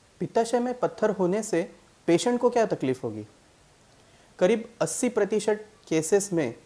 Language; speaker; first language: Hindi; non-native, local second language; Marathi